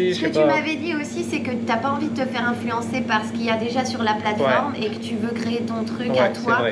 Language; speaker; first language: French; native; French